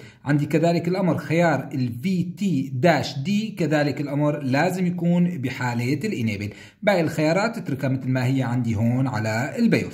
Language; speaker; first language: Arabic; native; Arabic